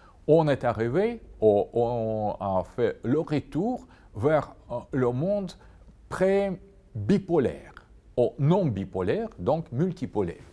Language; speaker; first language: French; non-native, fluent; Russian